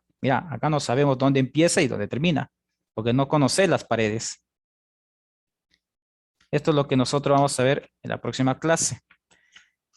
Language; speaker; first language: Spanish; native; Spanish